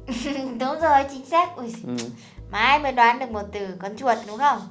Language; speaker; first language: Vietnamese; native; Vietnamese